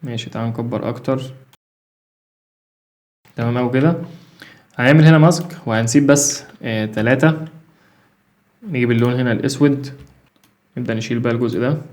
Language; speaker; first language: Arabic; native; Arabic